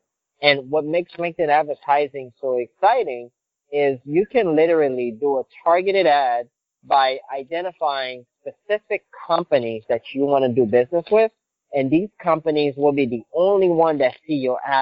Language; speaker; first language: English; non-native, fluent; Haitian Creole